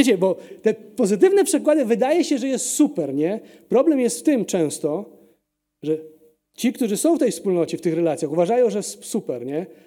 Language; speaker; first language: Polish; early bilingual, heritage; Polish